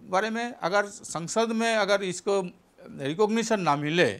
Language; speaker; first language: Hindi; non-native, local second language; Santali